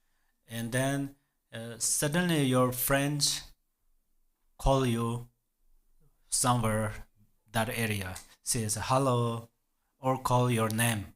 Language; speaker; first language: English; non-native, learner; Tibetan